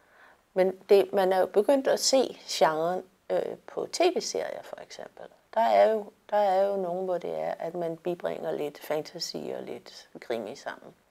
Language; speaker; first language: Danish; native; Danish